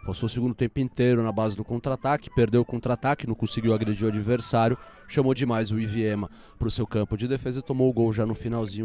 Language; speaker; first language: Portuguese; native; Portuguese